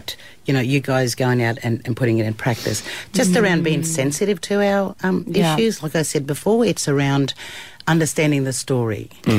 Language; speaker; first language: English; native; English